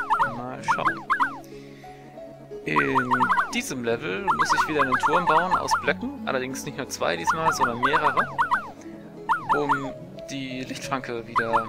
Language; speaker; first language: German; native; German